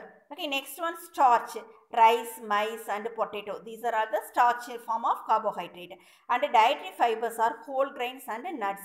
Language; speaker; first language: English; non-native, local second language; Tamil